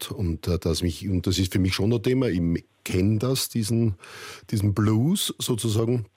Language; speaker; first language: German; native; German